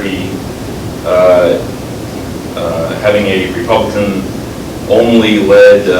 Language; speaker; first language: English; native; English